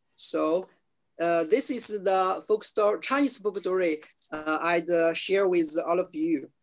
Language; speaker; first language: English; non-native, learner; Chinese